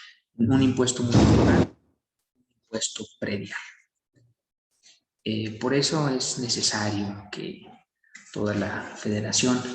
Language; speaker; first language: Spanish; native; Spanish